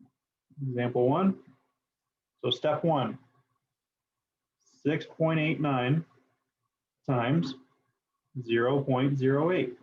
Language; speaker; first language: English; native; English